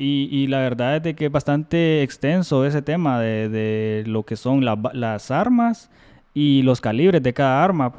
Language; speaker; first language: Spanish; native; Spanish